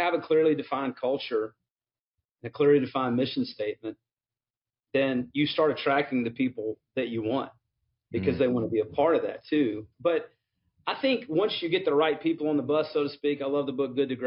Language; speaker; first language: English; native; English